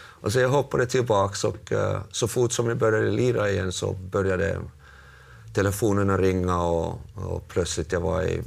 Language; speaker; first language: Swedish; non-native, local second language; Finnish